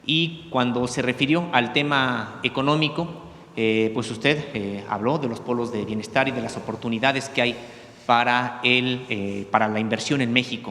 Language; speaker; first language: Spanish; native; Spanish